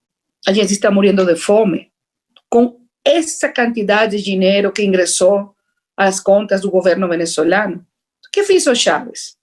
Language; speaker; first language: Portuguese; non-native, fluent; Spanish